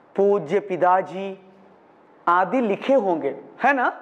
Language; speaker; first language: Hindi; non-native, local second language; Malayalam